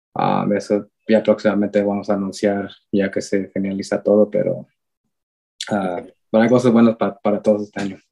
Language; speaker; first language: Spanish; early bilingual, heritage; Spanish